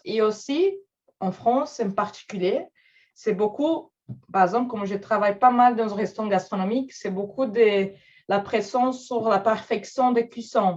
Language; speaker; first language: French; non-native, fluent; Portuguese